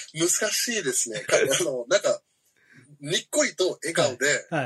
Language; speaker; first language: Japanese; early bilingual, heritage; Japanese